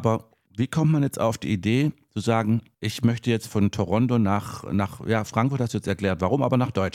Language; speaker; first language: German; native; German